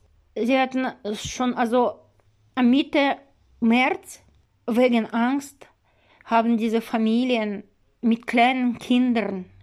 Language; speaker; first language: German; non-native, learner; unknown